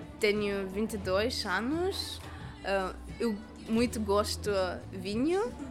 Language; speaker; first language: Portuguese; non-native, learner; Lithuanian